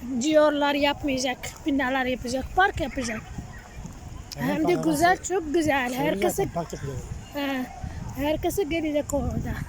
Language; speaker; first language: Turkish; non-native, learner; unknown